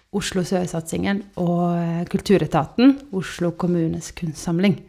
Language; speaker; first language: Norwegian; non-native, fluent; Estonian